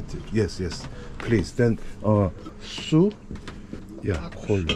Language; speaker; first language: Korean; native; Korean